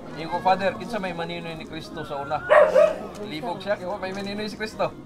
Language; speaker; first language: Cebuano; native; Cebuano